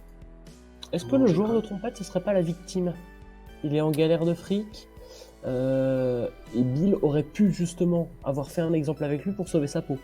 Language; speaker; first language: French; native; French